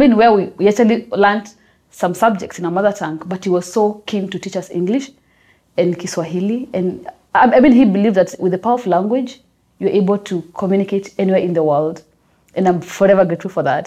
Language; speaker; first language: English; non-native, local second language; Kamba